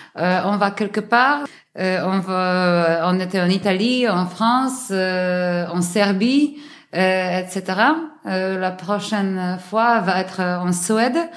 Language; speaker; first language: French; non-native, learner; Polish